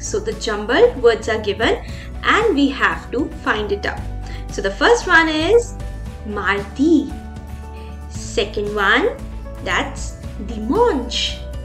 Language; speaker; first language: English; non-native, local second language; Hindi